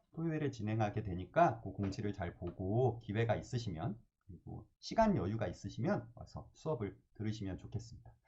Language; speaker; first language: Korean; native; Korean